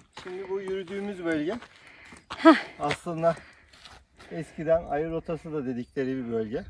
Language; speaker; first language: Turkish; native; Turkish